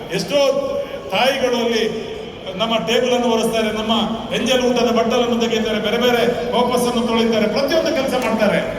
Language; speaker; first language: Kannada; non-native, local second language; Tulu